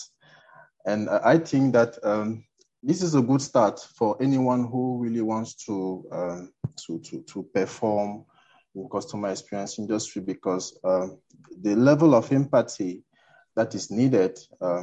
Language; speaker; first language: English; non-native, local second language; French